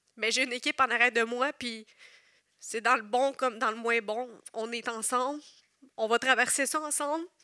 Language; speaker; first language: French; native; French